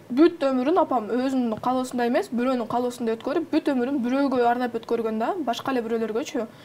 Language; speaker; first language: Kyrgyz; native; Kyrgyz